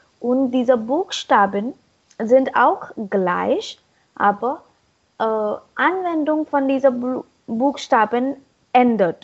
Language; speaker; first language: German; non-native, learner; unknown